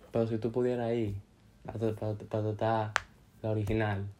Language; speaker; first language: Spanish; early bilingual, heritage; Spanish